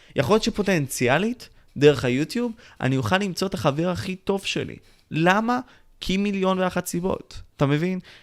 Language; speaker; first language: Hebrew; native; Hebrew